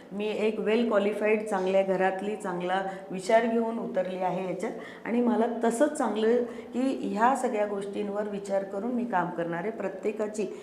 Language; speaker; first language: Marathi; non-native, fluent; Hindi